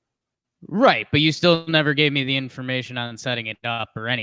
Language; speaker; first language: English; native; English